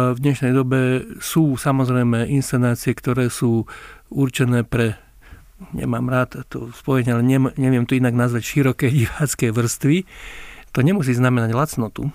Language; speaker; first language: Slovak; native; Slovak